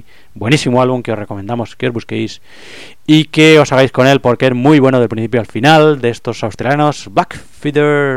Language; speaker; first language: Spanish; native; Spanish